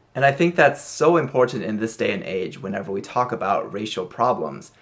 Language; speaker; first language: English; early bilingual, other home language; Chinese